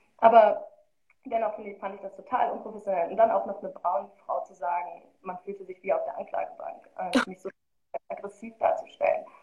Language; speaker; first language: German; early bilingual, other home language; Arabic